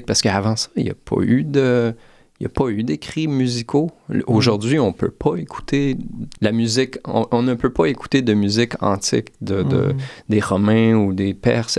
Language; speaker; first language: French; native; French